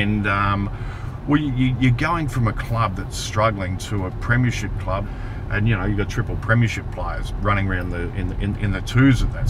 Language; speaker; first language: English; native; English